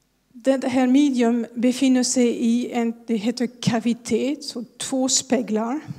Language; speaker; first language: Swedish; non-native, fluent; French